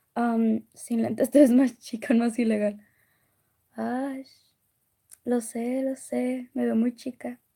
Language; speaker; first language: Spanish; early bilingual, other home language; English